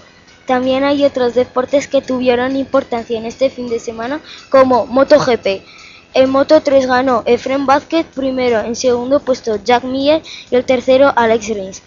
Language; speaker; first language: Spanish; native; Spanish